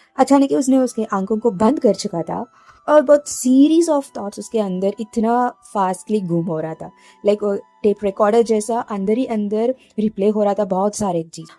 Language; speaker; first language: Hindi; non-native, local second language; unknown